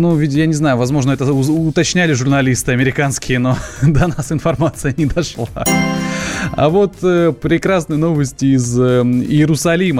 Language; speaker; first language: Russian; native; Russian